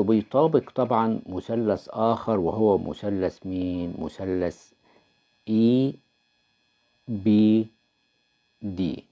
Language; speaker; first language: Arabic; native; Arabic